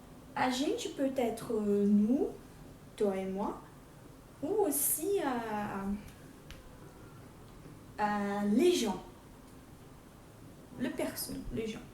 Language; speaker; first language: French; non-native, fluent; Portuguese